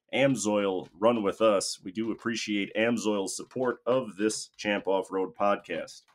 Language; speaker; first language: English; native; English